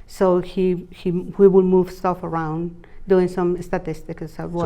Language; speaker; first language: English; non-native, fluent; Spanish